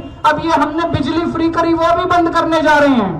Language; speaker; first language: Hindi; native; Hindi